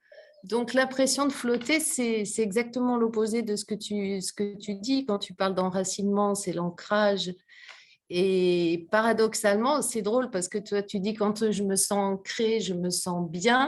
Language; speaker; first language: French; native; French